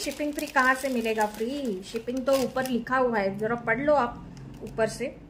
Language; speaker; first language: Hindi; non-native, local second language; Marathi